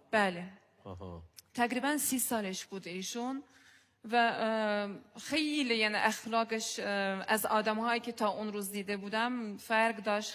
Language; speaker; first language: Persian; non-native, fluent; Azerbaijani